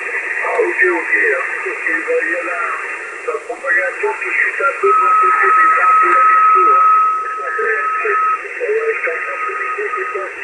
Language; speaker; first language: French; native; French